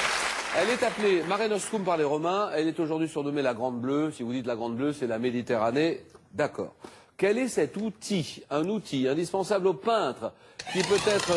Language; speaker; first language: French; native; French